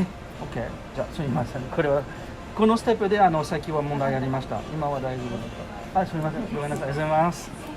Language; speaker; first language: Japanese; non-native, learner; French